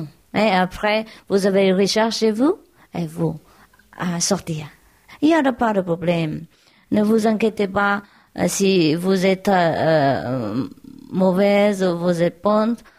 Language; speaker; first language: French; non-native, learner; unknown